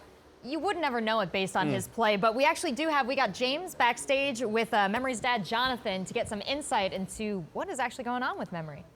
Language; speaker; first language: English; native; English